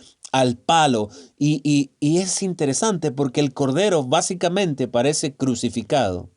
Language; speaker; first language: Spanish; native; Spanish